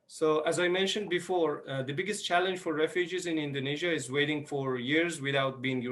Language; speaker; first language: English; non-native, fluent; Persian